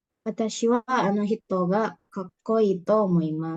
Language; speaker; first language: Japanese; non-native, learner; Indonesian